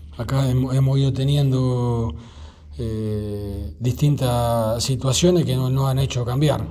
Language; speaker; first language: Spanish; native; Spanish